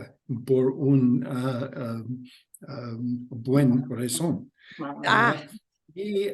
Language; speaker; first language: Spanish; non-native, learner; English